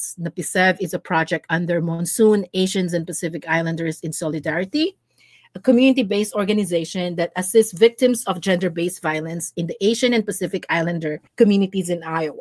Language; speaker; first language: English; non-native, local second language; Filipino